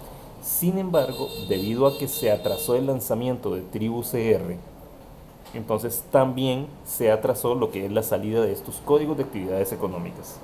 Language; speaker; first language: Spanish; native; Spanish